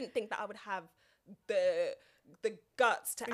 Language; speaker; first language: English; native; English